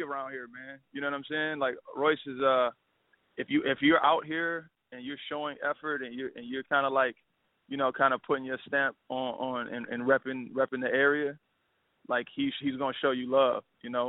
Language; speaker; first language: English; native; English